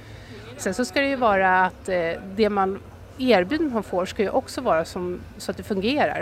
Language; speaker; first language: Swedish; native; Swedish